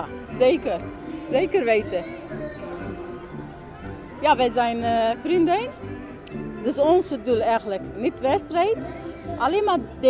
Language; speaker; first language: Dutch; non-native, learner; Turkish